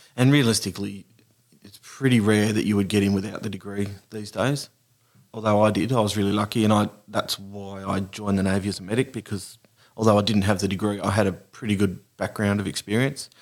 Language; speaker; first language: English; native; English